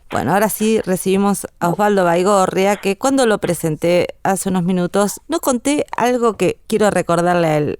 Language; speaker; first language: Spanish; native; Spanish